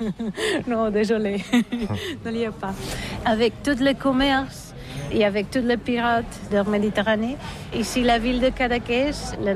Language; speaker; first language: French; non-native, learner; Catalan